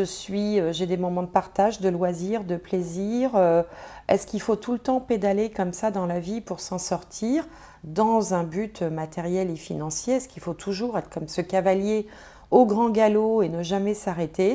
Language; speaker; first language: French; native; French